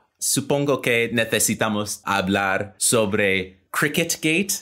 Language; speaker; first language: Spanish; non-native, learner; English